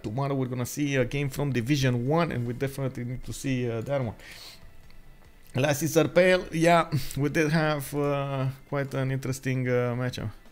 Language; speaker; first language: English; non-native, fluent; Romanian